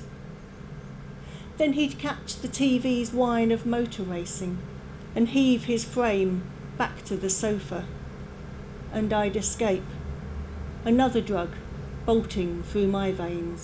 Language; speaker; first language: English; native; English